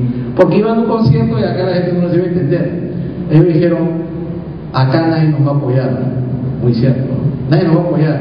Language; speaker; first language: Spanish; native; Spanish